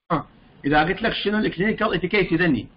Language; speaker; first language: Arabic; native; Arabic